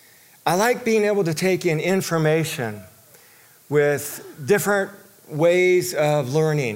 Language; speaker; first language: English; native; English